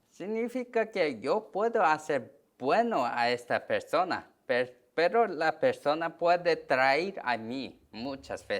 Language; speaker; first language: Spanish; non-native, learner; Korean